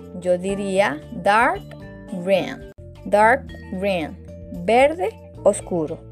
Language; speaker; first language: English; non-native, fluent; Spanish